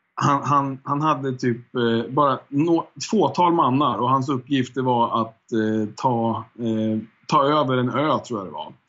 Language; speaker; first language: Swedish; native; Swedish